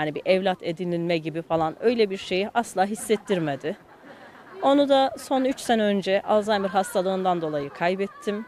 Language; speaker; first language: Turkish; native; Turkish